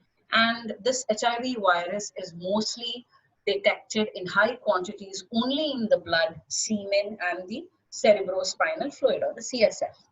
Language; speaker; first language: English; non-native, local second language; Malayalam